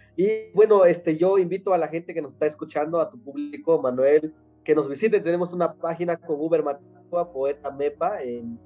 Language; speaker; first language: Spanish; non-native, local second language; Nahuatl languages